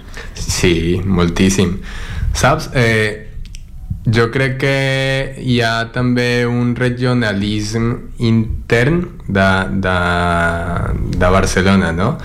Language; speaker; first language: Catalan; non-native, learner; Spanish